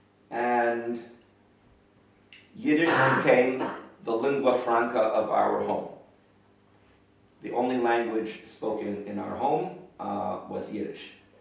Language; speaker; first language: English; native; English